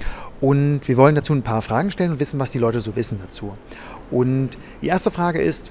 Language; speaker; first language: German; native; German